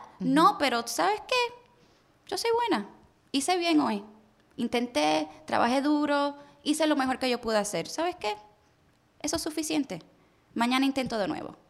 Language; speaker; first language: Spanish; early bilingual, heritage; Spanish